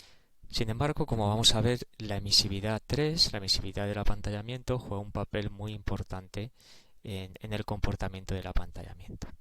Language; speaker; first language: Spanish; native; Spanish